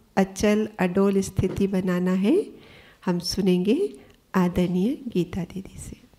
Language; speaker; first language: Hindi; native; Hindi